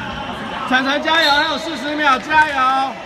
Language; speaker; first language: Chinese; native; Chinese